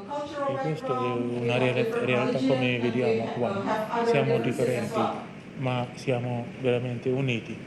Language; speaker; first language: Italian; non-native, learner; Indonesian